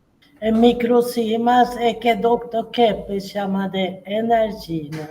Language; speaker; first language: Portuguese; non-native, fluent; Swedish